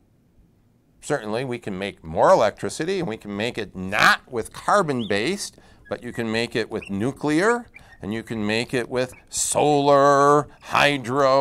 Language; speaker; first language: English; native; English